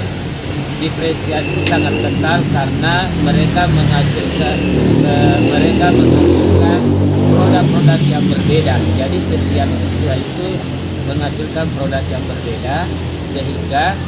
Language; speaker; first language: Indonesian; native; Indonesian